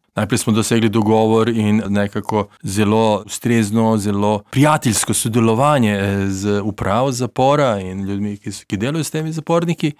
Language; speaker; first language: Slovenian; non-native, learner; Serbian